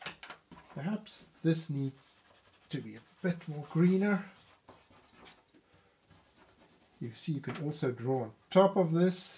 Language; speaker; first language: English; non-native, fluent; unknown